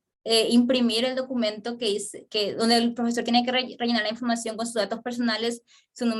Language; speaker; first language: Spanish; native; Spanish